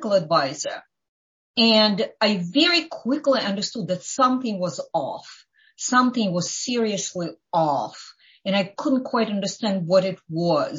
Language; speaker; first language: English; non-native, fluent; Ukrainian